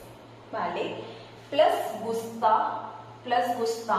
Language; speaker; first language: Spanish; non-native, fluent; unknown